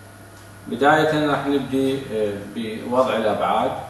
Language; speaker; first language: Arabic; native; Arabic